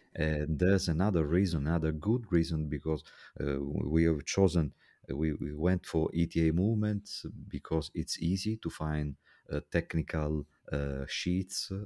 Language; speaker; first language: English; non-native, fluent; Italian